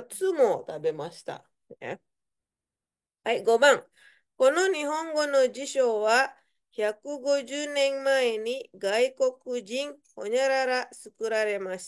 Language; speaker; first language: Japanese; non-native, fluent; Indonesian